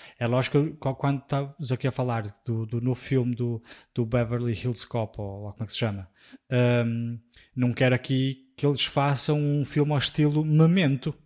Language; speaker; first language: Portuguese; native; Portuguese